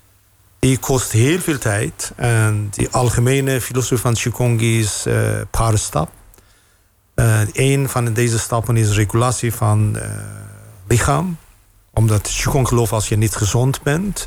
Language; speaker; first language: Dutch; non-native, fluent; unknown